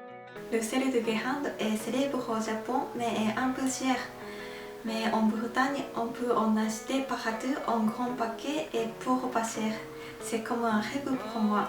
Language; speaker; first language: French; non-native, fluent; Japanese